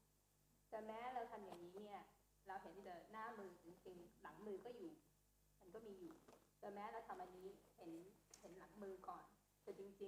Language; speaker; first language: Thai; non-native, fluent; English